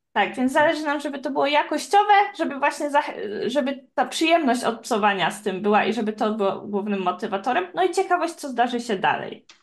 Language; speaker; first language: Polish; native; Polish